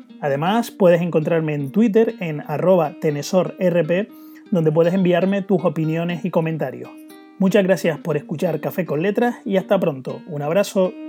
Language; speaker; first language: Spanish; native; Spanish